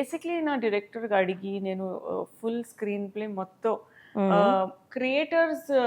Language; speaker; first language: Telugu; non-native, learner; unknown